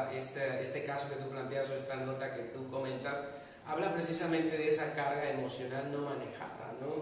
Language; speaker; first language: Spanish; native; Spanish